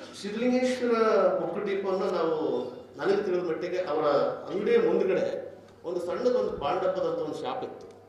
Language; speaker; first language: Kannada; native; Kannada